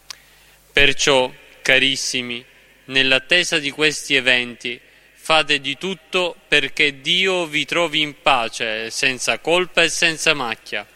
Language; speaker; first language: Italian; native; Italian